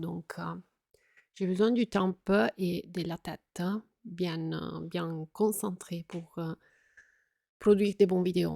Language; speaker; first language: French; non-native, fluent; Italian